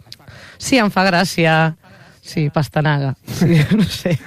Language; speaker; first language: Catalan; non-native, learner; Spanish